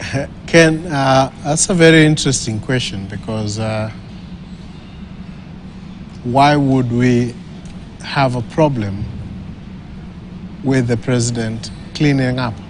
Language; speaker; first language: English; non-native, local second language; Swahili